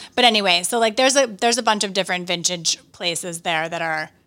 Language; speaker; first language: English; native; English